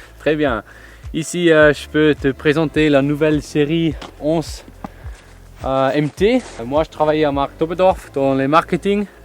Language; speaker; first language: French; non-native, fluent; German